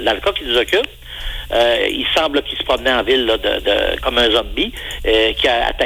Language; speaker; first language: French; native; French